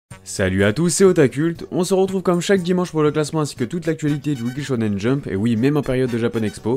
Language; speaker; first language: French; native; French